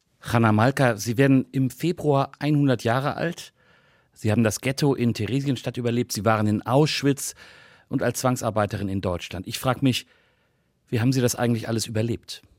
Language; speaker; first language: German; native; German